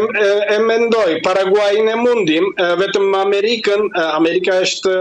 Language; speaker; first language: Albanian; early bilingual, heritage; Albanian